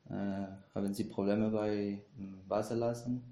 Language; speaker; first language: German; non-native, learner; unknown